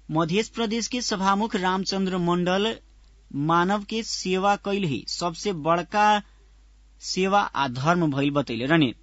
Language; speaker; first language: Bhojpuri; native; Bhojpuri